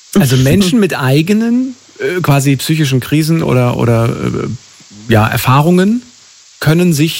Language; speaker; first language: German; native; German